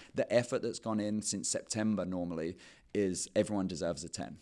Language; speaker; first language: English; native; English